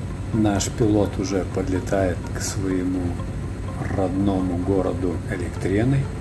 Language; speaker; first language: Russian; native; Russian